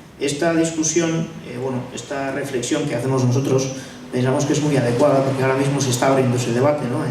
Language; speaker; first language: Spanish; non-native, local second language; Basque